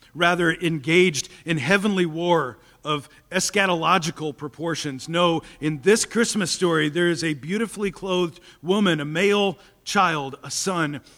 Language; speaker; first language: English; native; English